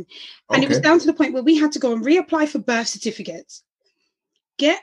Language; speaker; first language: English; native; English